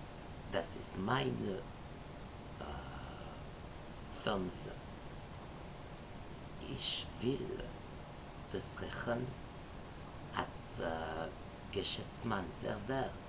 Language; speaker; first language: German; non-native, learner; French